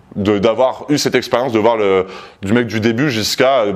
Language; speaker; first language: French; native; French